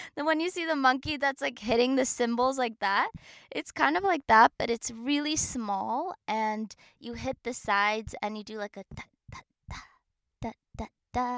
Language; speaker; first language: English; native; English